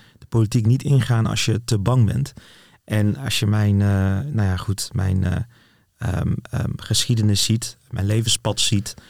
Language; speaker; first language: Dutch; early bilingual, other home language; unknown